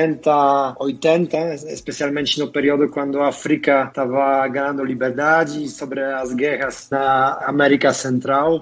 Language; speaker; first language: Portuguese; non-native, fluent; Polish